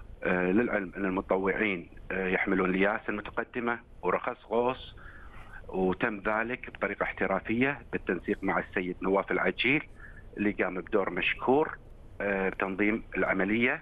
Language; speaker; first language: Arabic; native; Arabic